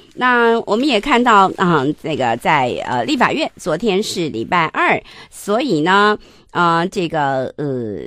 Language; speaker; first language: Chinese; native; Chinese